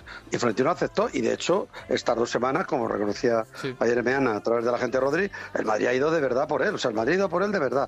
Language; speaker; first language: Spanish; native; Spanish